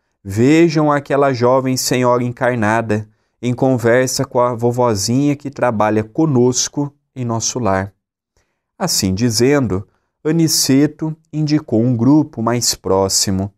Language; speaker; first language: Portuguese; native; Portuguese